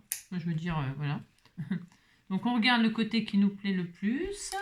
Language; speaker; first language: French; native; French